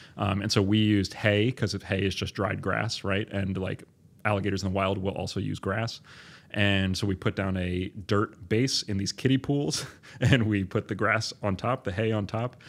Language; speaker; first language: English; native; English